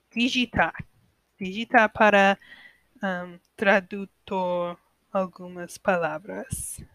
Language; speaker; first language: Portuguese; non-native, learner; English